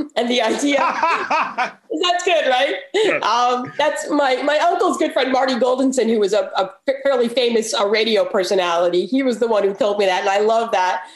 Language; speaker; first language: English; native; English